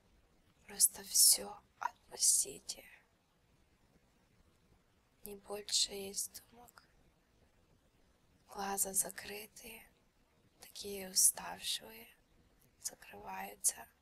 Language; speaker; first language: Russian; early bilingual, heritage; Russian